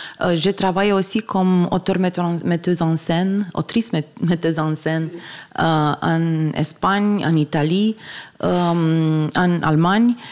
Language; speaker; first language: French; non-native, fluent; Romanian